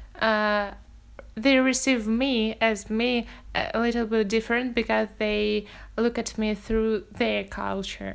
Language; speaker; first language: English; non-native, fluent; Russian